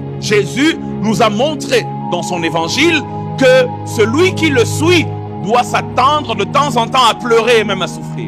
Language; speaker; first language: French; non-native, local second language; Lingala